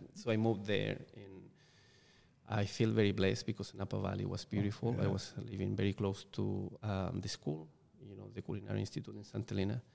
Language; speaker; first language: English; non-native, fluent; Spanish